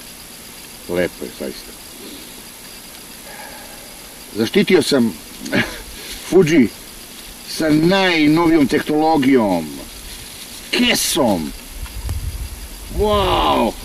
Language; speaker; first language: Serbian; native; Serbian